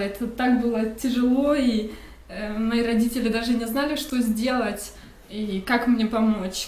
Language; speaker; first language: Russian; early bilingual, heritage; Russian